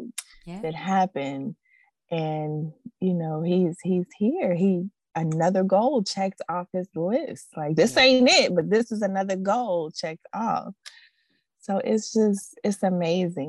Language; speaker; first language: English; native; English